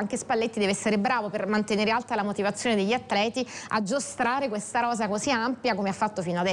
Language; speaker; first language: Italian; native; Italian